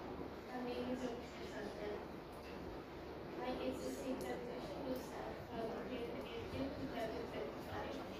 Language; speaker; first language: English; non-native, learner; Bangla